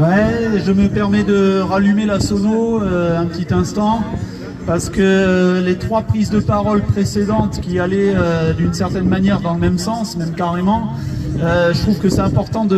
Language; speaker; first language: French; native; French